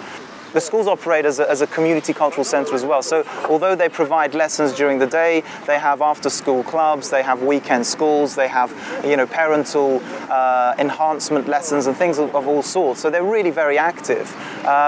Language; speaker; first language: English; native; English